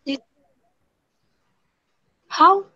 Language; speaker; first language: English; non-native, learner; Spanish